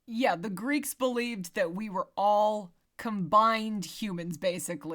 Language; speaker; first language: English; native; English